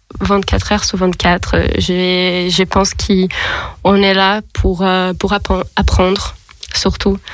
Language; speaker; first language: French; non-native, fluent; Portuguese